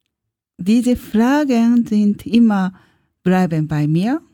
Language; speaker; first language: German; non-native, learner; Japanese